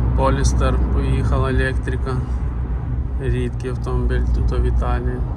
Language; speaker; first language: Ukrainian; native; Ukrainian